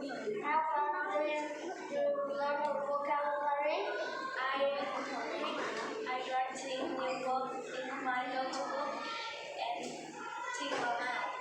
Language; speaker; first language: English; non-native, learner; Vietnamese